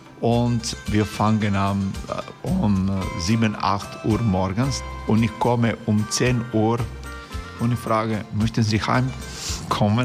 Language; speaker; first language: German; non-native, fluent; Croatian